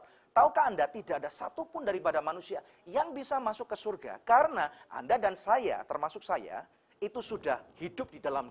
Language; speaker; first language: Indonesian; native; Indonesian